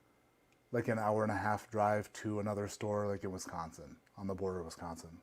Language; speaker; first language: English; native; English